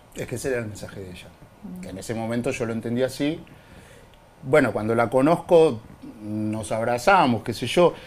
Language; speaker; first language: Spanish; native; Spanish